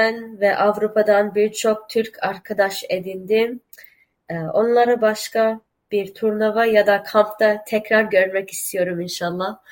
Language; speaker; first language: Turkish; early bilingual, heritage; Turkish